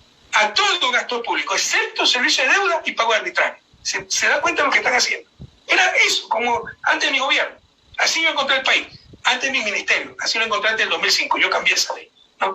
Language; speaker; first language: Spanish; native; Spanish